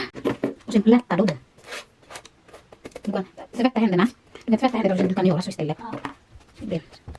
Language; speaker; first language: Swedish; non-native, learner; Cebuano